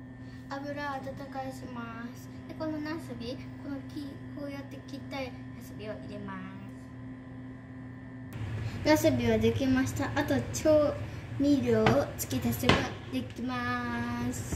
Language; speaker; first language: Japanese; non-native, fluent; Cebuano